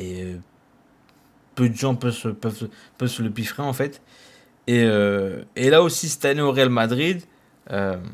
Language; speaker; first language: French; native; French